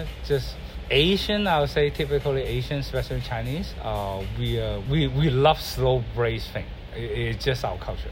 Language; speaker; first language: English; non-native, local second language; Cantonese